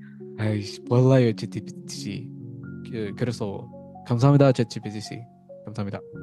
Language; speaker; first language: Korean; non-native, learner; Indonesian